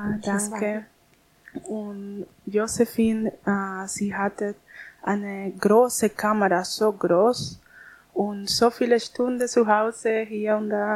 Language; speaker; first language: German; non-native, learner; Spanish